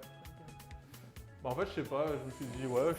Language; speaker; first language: French; native; French